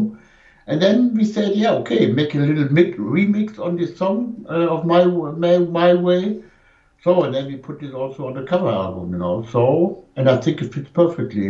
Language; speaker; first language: English; non-native, fluent; German